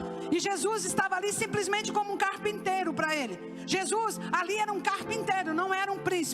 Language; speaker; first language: Portuguese; native; Portuguese